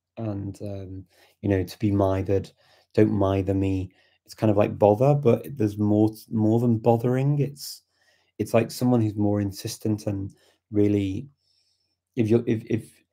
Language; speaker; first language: English; native; English